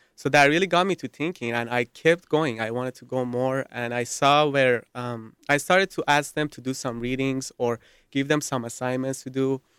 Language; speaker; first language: English; non-native, fluent; Persian